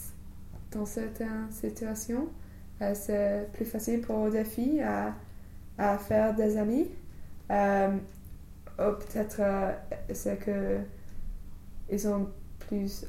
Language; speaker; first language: French; non-native, learner; English